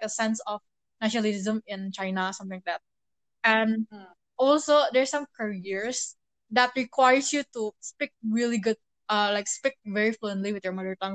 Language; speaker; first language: English; non-native, fluent; Indonesian